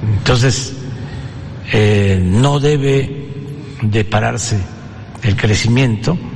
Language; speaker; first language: Spanish; native; Spanish